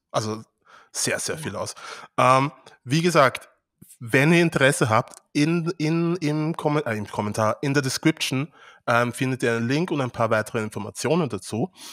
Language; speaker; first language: German; native; German